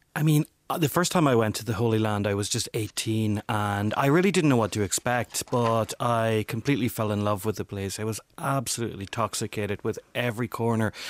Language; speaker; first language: English; native; English